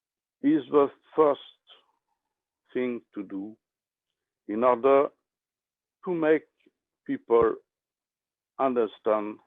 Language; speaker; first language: English; non-native, learner; French